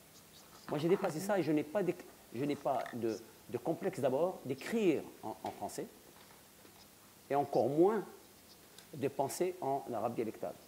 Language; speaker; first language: French; non-native, local second language; Arabic